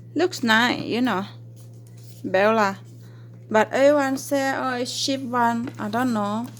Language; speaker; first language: English; non-native, learner; Thai